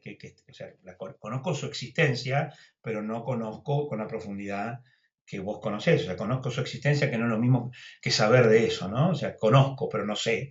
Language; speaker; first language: Spanish; native; Spanish